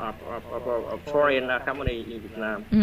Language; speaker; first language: English; non-native, learner; Vietnamese